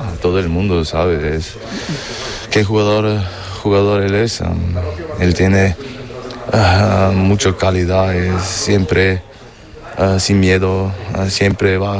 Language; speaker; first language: Spanish; non-native, learner; German